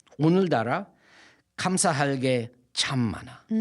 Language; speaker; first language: Korean; non-native, fluent; English